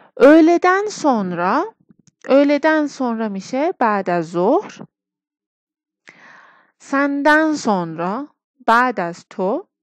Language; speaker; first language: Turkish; non-native, fluent; Persian